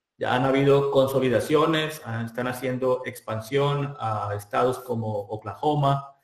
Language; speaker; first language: Spanish; native; Spanish